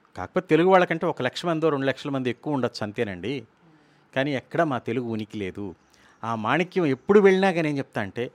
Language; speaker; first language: Telugu; native; Telugu